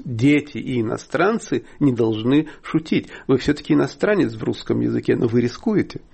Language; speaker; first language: Russian; native; Russian